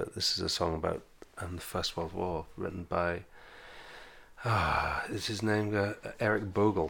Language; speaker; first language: English; native; English